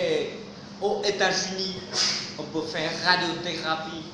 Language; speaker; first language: French; non-native, fluent; Vietnamese